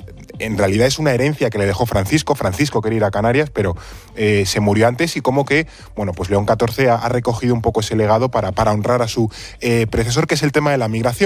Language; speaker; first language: Spanish; native; Spanish